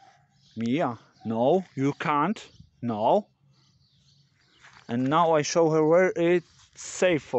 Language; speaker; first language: English; non-native, learner; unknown